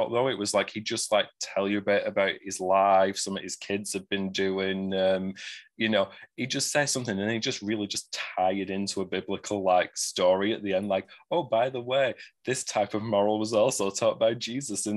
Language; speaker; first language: English; native; English